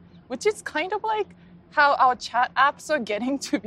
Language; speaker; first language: English; non-native, fluent; Japanese